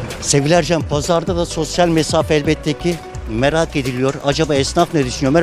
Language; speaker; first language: Turkish; native; Turkish